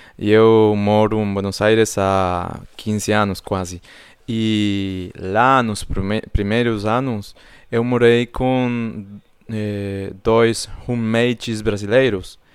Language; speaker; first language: Portuguese; non-native, fluent; Spanish